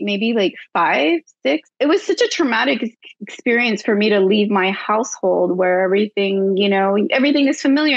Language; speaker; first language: English; early bilingual, other home language; Spanish